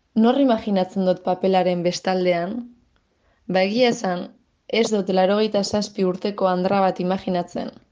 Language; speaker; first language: Basque; native; Basque